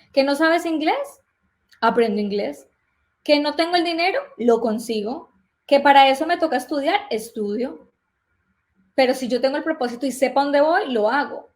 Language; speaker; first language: Spanish; native; Spanish